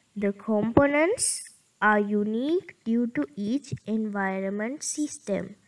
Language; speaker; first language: English; non-native, local second language; Sinhala